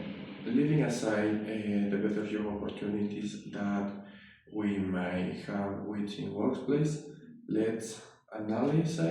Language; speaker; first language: English; non-native, learner; Spanish